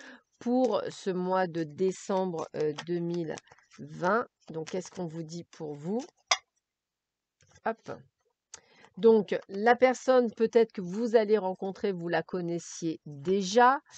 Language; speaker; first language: French; native; French